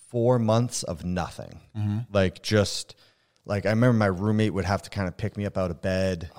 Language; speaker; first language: English; native; English